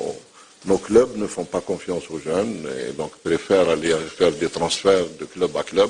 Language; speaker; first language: French; non-native, local second language; Arabic